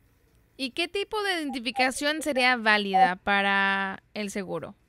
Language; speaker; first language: Spanish; native; Spanish